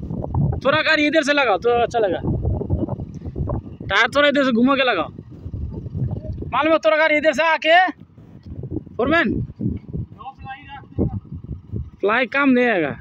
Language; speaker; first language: Hindi; non-native, learner; Bangla